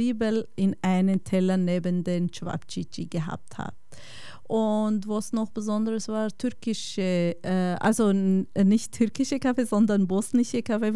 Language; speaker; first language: German; non-native, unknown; Kurdish